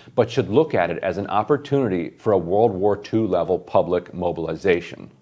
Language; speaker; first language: English; native; English